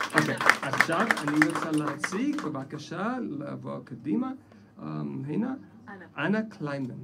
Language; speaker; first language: Hebrew; non-native, fluent; English